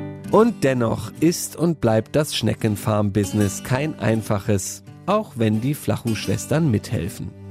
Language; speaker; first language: German; native; German